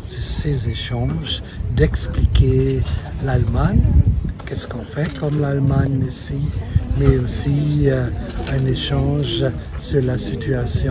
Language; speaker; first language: French; non-native, fluent; German